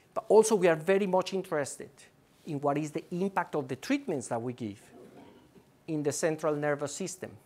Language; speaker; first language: English; non-native, fluent; Spanish